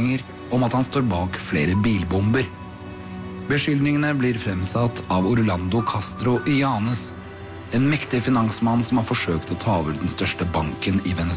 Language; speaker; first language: Norwegian; native; Norwegian